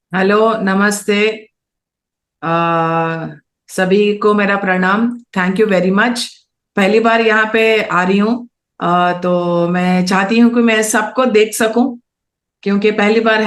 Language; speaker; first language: Hindi; non-native, local second language; Telugu